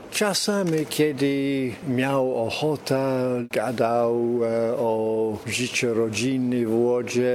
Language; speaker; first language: Polish; early bilingual, heritage; English